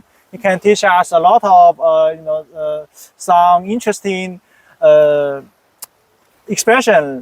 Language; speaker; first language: English; non-native, fluent; Chinese